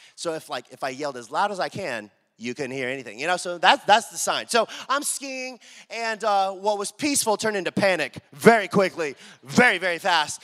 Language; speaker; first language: English; native; English